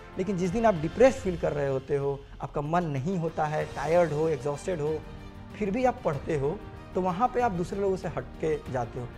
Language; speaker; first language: Hindi; native; Hindi